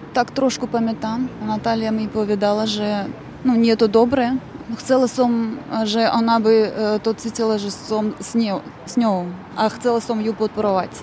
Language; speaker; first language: Slovak; non-native, learner; Azerbaijani